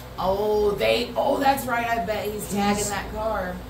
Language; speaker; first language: English; native; English